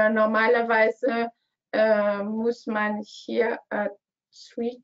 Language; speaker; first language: German; non-native, learner; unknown